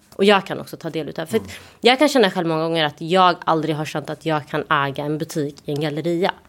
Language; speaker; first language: Swedish; early bilingual, other home language; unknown